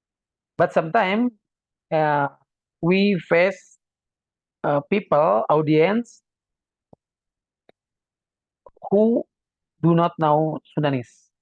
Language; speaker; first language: English; non-native, learner; Indonesian